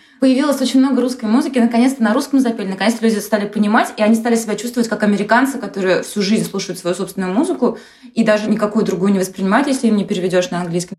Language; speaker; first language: Russian; native; Russian